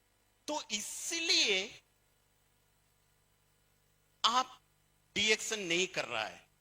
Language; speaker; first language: Hindi; non-native, fluent; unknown